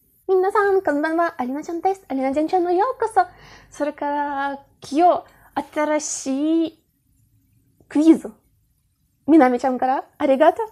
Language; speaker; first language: Japanese; non-native, learner; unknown